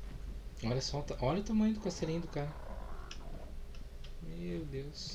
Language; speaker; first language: Portuguese; native; Portuguese